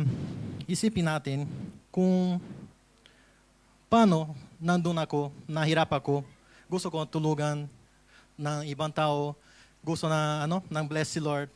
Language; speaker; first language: Filipino; non-native, learner; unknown